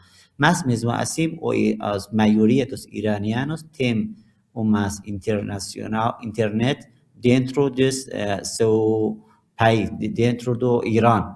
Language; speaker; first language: Portuguese; non-native, learner; Persian